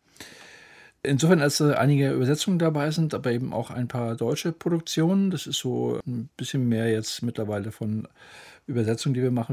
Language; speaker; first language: German; native; German